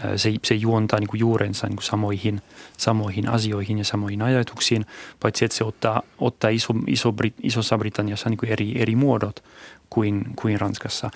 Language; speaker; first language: Finnish; non-native, fluent; French